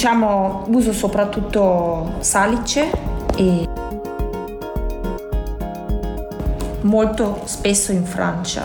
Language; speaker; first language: Italian; non-native, fluent; German